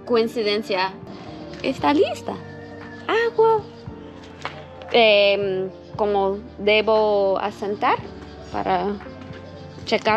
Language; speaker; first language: Spanish; non-native, learner; English